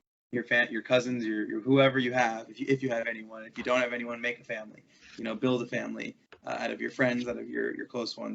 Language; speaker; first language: English; native; English